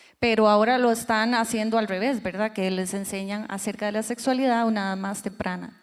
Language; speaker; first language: Spanish; native; Spanish